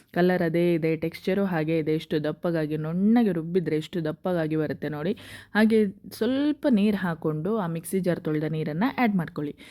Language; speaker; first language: Kannada; non-native, local second language; Konkani